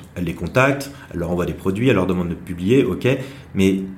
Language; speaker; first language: French; native; French